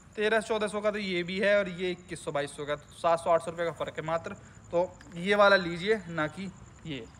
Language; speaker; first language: Hindi; native; Hindi